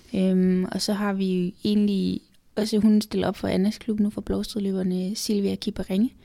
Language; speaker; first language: Danish; native; Danish